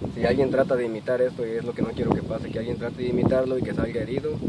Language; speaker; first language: Spanish; native; Spanish